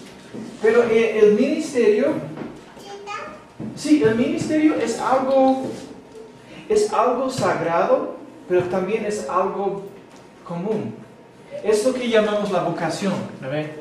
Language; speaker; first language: Spanish; non-native, fluent; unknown